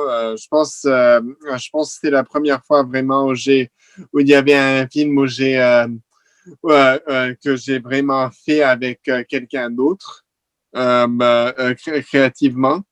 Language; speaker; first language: French; non-native, fluent; English